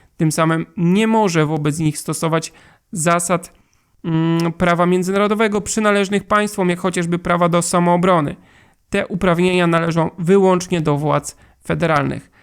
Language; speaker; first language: Polish; native; Polish